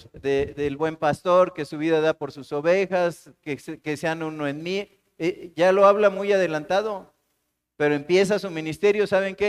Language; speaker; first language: Spanish; native; Spanish